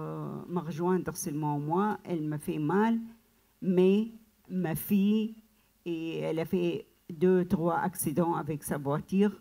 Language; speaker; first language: French; non-native, learner; Arabic